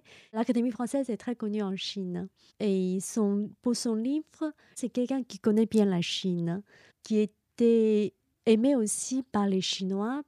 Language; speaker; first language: French; non-native, fluent; Chinese